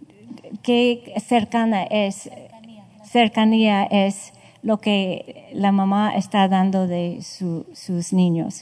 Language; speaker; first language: Spanish; non-native, fluent; English